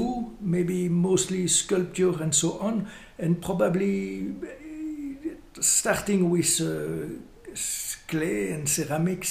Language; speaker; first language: English; non-native, fluent; French